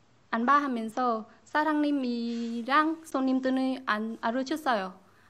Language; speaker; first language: Korean; non-native, fluent; Vietnamese